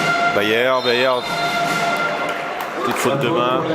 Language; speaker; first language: French; native; French